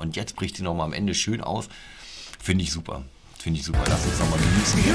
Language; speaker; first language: German; native; German